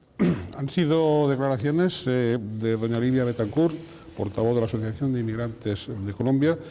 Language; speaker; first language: Spanish; native; Spanish